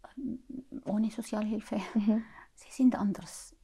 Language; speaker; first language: German; non-native, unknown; Arabic